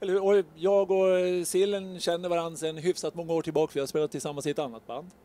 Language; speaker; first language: Swedish; native; Swedish